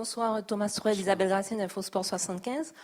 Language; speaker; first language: French; native; French